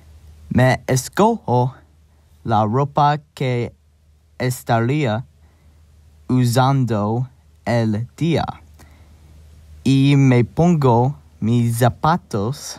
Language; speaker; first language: Spanish; non-native, learner; English